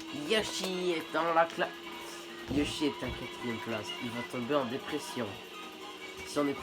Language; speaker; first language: French; native; French